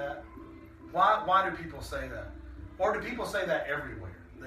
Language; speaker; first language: English; native; English